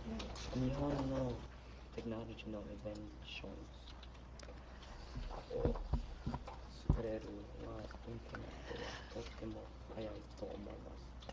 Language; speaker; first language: Japanese; non-native, learner; English